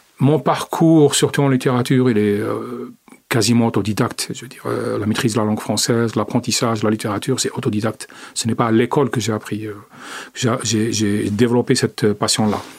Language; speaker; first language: French; non-native, local second language; Arabic